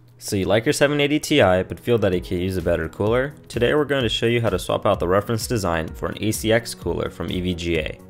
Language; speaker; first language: English; native; English